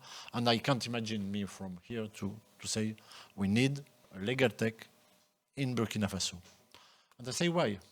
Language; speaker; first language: English; non-native, local second language; French